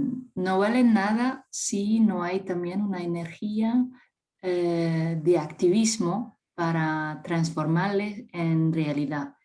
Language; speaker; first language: Spanish; non-native, fluent; French